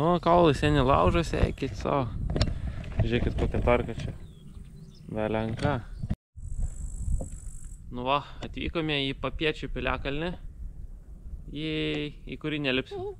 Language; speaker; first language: Lithuanian; native; Lithuanian